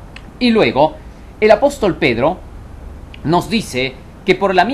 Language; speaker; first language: Spanish; native; Spanish